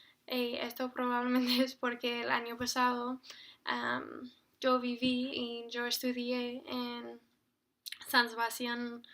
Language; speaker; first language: Spanish; non-native, fluent; English